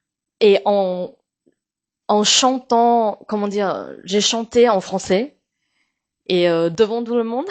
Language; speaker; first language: French; non-native, fluent; Min Nan Chinese